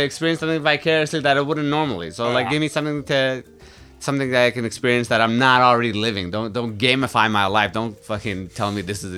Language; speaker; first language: English; non-native, fluent; Persian